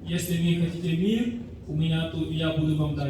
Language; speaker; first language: Russian; non-native, fluent; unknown